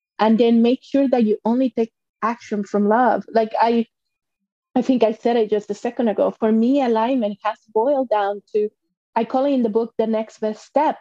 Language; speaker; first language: English; non-native, fluent; Spanish